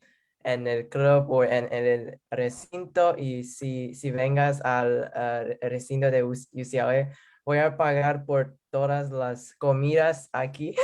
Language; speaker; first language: Spanish; non-native, learner; English